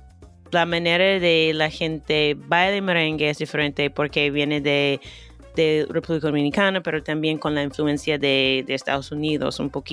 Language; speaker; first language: Spanish; non-native, fluent; English